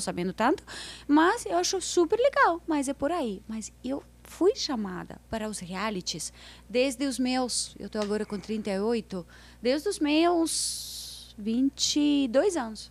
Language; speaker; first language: Portuguese; non-native, fluent; Russian